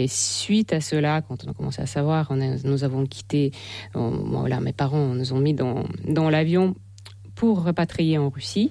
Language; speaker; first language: French; non-native, fluent; Russian